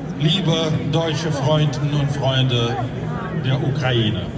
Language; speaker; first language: German; non-native, fluent; Ukrainian